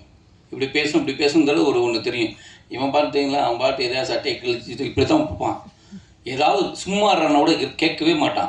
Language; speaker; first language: Tamil; native; Tamil